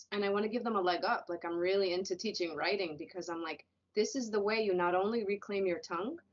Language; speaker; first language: English; native; English